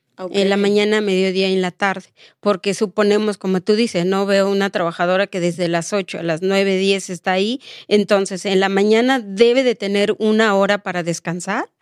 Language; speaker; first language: Spanish; non-native, local second language; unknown